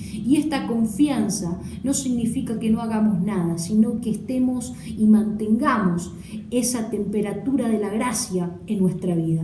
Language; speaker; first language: Spanish; native; Spanish